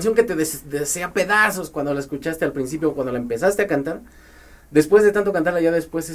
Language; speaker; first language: Spanish; native; Spanish